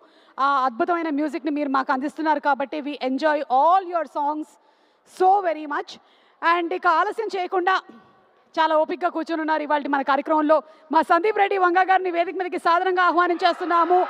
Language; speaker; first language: Telugu; native; Telugu